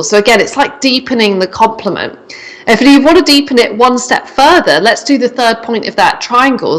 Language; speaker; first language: English; native; English